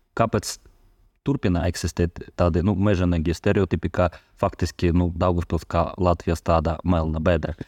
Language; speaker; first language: Latvian; non-native, local second language; Russian